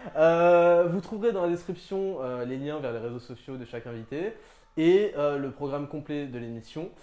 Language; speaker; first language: French; native; French